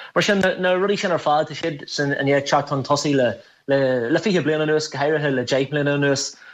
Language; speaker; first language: Irish; non-native, local second language; English